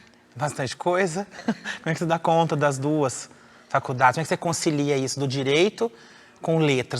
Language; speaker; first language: Portuguese; native; Portuguese